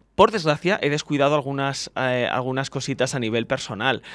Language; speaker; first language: Spanish; native; Spanish